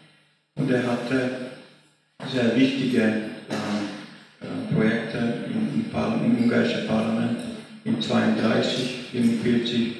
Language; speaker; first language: German; non-native, fluent; Hungarian